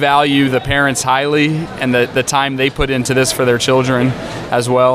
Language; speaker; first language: English; native; English